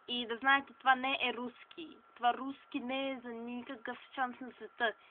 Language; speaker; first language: Bulgarian; early bilingual, heritage; Bulgarian